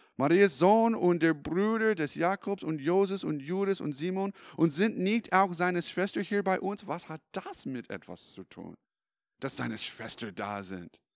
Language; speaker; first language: German; non-native, fluent; English